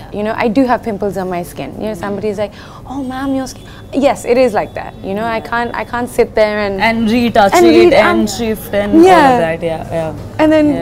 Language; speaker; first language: English; native; English